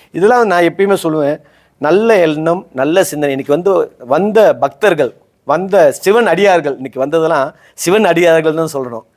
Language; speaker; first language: Tamil; native; Tamil